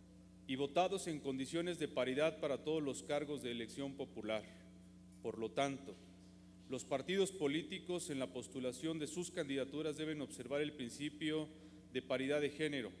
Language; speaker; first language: Spanish; native; Spanish